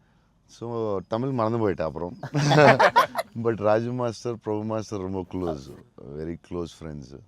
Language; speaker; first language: Tamil; non-native, local second language; Telugu